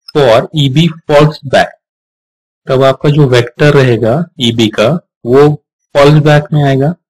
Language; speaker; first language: Hindi; non-native, local second language; Marathi